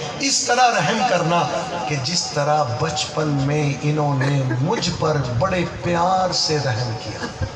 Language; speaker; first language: Urdu; non-native, local second language; Punjabi